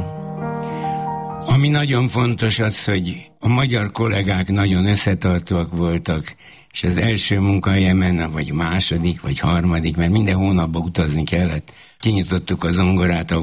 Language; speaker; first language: Hungarian; native; Hungarian